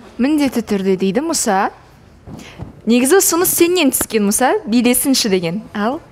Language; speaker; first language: Kazakh; native; Kazakh